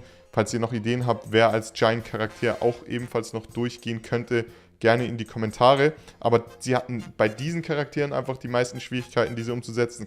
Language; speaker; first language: German; native; German